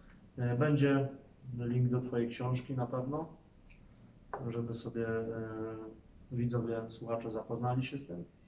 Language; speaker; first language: Polish; native; Polish